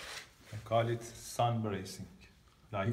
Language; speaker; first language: English; non-native, learner; Persian